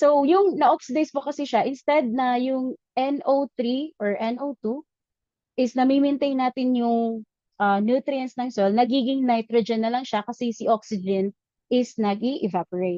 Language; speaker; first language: Filipino; native; Filipino